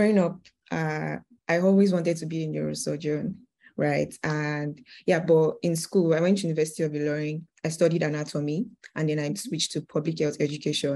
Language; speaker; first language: English; non-native, local second language; Yoruba